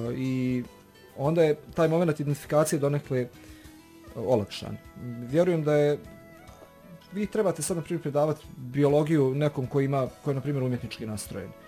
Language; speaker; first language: Bosnian; native; Bosnian